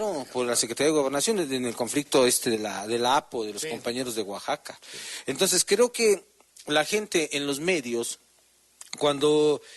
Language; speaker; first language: Spanish; native; Spanish